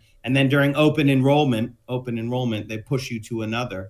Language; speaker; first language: English; native; English